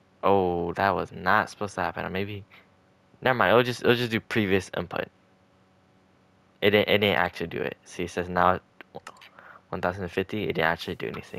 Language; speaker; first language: English; native; English